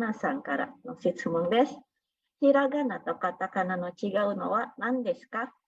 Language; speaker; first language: Japanese; non-native, learner; Indonesian